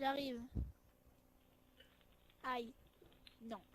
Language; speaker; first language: French; native; French